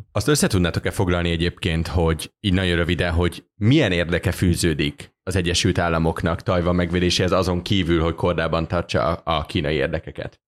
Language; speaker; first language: Hungarian; native; Hungarian